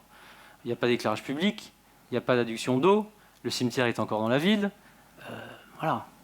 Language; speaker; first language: French; native; French